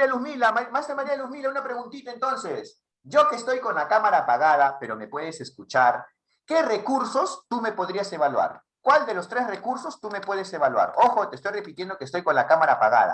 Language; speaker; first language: Spanish; native; Spanish